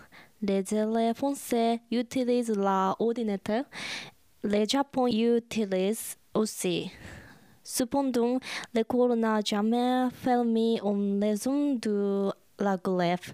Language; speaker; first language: French; non-native, learner; Japanese